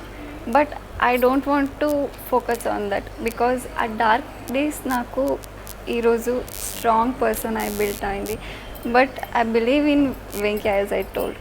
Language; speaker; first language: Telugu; non-native, learner; Kannada